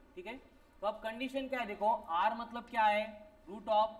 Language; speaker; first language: Hindi; non-native, local second language; Marathi